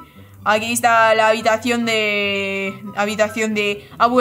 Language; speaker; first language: Spanish; non-native, fluent; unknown